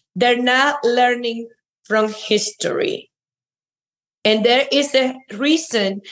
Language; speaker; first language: English; non-native, fluent; Spanish